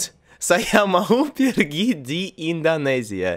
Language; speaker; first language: Indonesian; non-native, learner; Russian